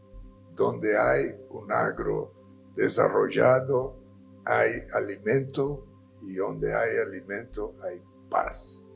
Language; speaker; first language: Spanish; non-native, fluent; Portuguese